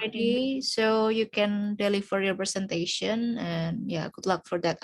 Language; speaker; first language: English; non-native, fluent; Indonesian